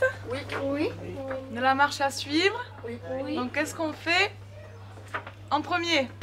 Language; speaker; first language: French; native; French